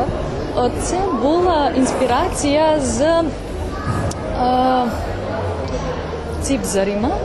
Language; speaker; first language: Ukrainian; non-native, local second language; Serbian